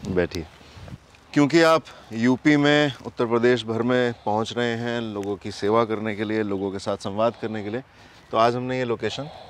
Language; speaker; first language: Hindi; native; Hindi